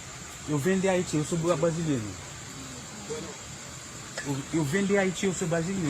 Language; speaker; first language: Portuguese; non-native, learner; Haitian Creole